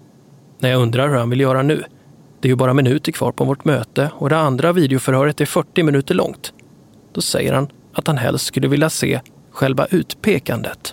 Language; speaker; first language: Swedish; native; Swedish